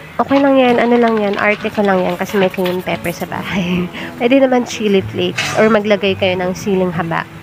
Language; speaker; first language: Filipino; non-native, local second language; Aklanon